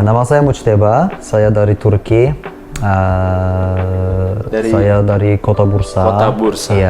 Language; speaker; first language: Indonesian; non-native, learner; Turkish